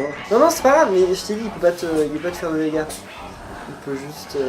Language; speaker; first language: French; native; French